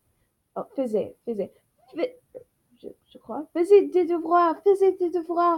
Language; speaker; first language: French; non-native, learner; English